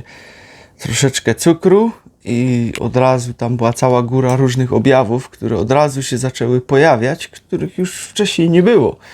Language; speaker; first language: Polish; native; Polish